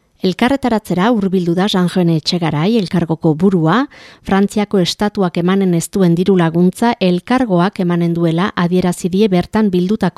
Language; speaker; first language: Basque; native; Basque